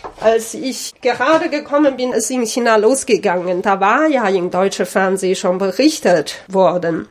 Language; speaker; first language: German; non-native, fluent; Chinese